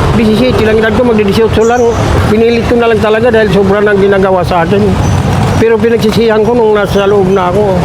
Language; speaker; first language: Filipino; native; Filipino